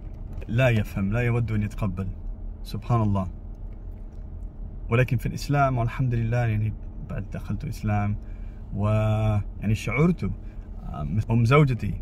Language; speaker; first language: Arabic; non-native, learner; English